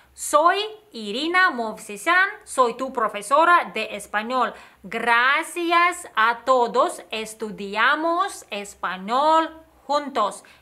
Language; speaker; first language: Spanish; non-native, fluent; Russian